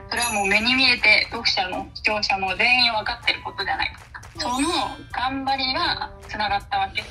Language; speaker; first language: Japanese; native; Japanese